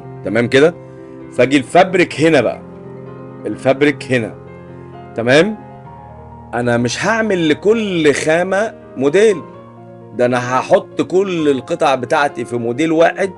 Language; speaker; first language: Arabic; native; Arabic